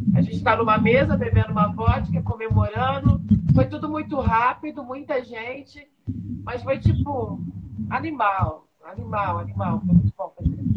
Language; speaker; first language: Portuguese; native; Portuguese